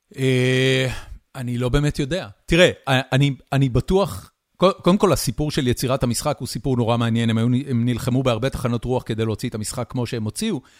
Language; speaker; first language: Hebrew; native; Hebrew